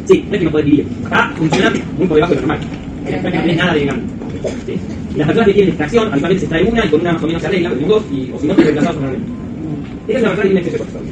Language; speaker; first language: Spanish; native; Spanish